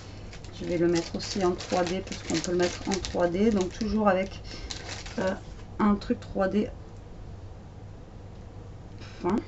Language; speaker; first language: French; native; French